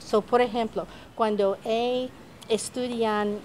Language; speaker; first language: Spanish; non-native, fluent; English